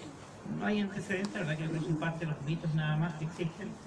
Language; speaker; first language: Spanish; native; Spanish